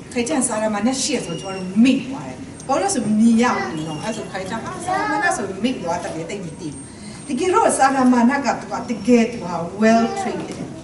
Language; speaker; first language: Burmese; non-native, local second language; Kachin